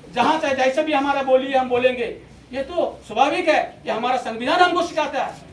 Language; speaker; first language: Hindi; non-native, local second language; Bangla